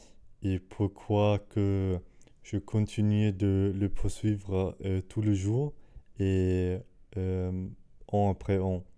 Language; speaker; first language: French; non-native, fluent; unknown